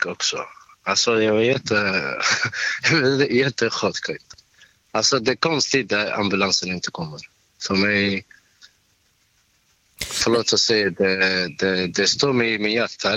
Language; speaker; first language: Swedish; non-native, local second language; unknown